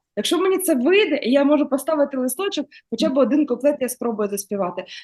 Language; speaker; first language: Ukrainian; native; Ukrainian